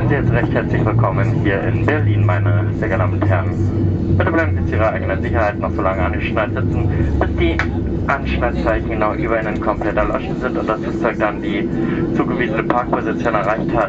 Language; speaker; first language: German; native; German